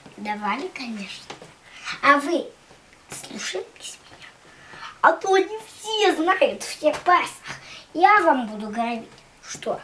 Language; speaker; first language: Russian; early bilingual, heritage; Russian